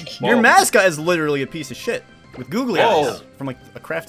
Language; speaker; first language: English; native; English